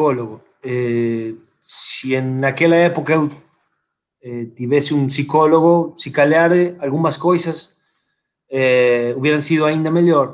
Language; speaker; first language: Portuguese; non-native, fluent; Spanish